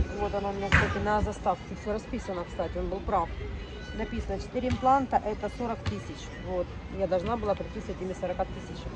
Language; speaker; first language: Russian; native; Russian